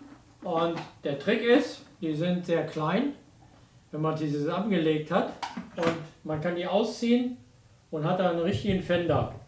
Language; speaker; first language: German; native; German